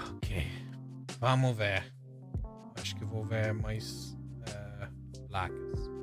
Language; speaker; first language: Portuguese; non-native, fluent; English